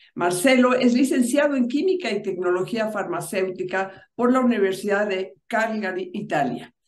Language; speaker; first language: Spanish; native; Spanish